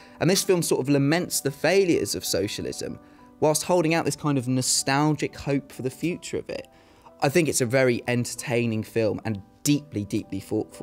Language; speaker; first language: English; native; English